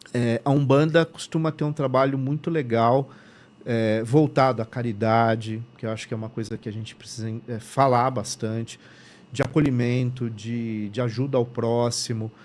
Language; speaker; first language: Portuguese; native; Portuguese